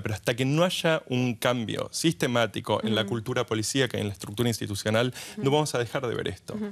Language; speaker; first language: Spanish; native; Spanish